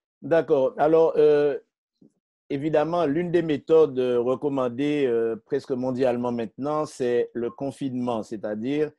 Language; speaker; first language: French; native; French